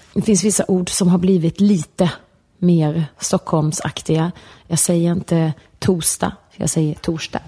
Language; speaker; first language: Swedish; native; Swedish